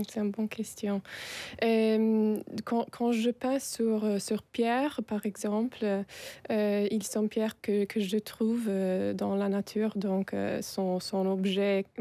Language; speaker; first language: French; non-native, fluent; Italian